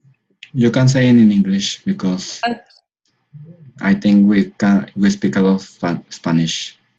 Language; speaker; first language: English; non-native, learner; Spanish